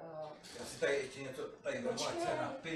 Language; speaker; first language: Czech; native; Czech